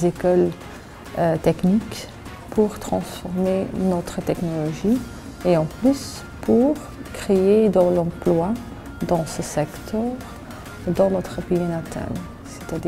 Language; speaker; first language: French; early bilingual, other home language; Arabic